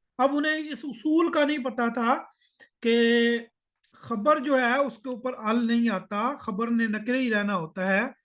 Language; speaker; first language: Urdu; native; Urdu